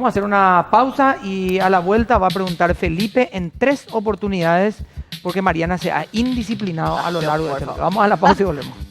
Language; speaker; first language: Spanish; native; Spanish